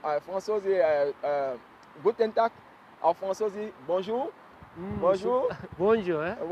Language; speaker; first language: German; non-native, learner; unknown